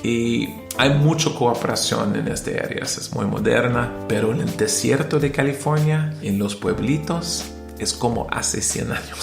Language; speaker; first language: Spanish; non-native, learner; English